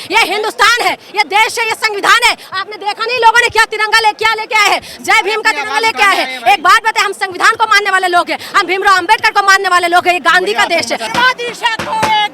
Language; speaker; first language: Hindi; non-native, local second language; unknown